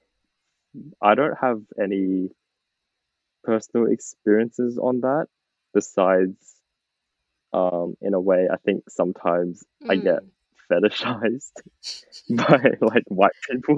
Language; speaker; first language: English; native; English